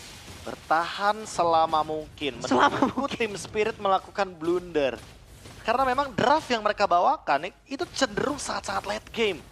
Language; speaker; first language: Indonesian; native; Indonesian